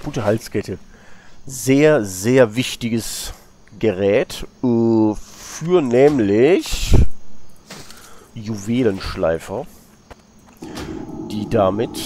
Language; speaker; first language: German; native; German